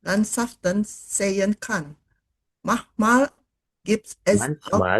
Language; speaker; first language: German; non-native, learner; Indonesian